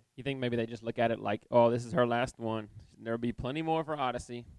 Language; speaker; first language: English; native; English